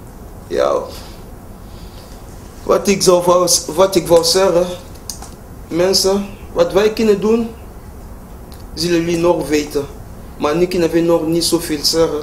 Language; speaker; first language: Dutch; non-native, fluent; Lingala